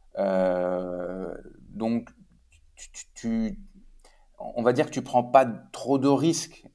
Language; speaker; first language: French; native; French